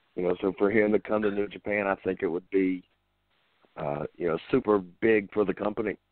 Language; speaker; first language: English; native; English